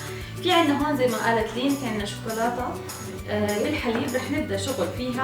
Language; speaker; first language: Arabic; native; Arabic